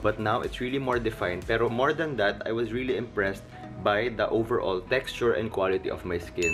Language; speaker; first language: English; non-native, local second language; Filipino